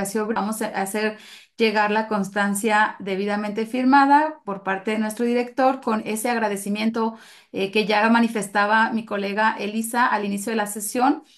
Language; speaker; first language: Spanish; native; Spanish